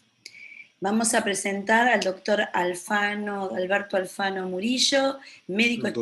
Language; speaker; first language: Spanish; native; Spanish